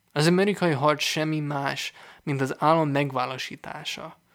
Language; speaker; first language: Hungarian; non-native, fluent; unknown